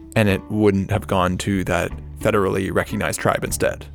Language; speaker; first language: English; native; English